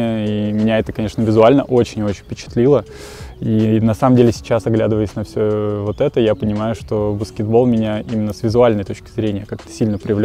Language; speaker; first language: Russian; native; Russian